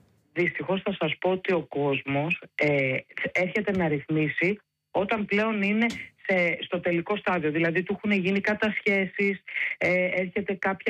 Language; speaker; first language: Greek; native; Greek